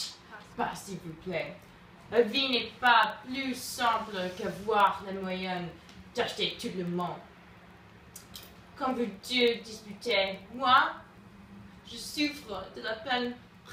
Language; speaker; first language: French; non-native, learner; English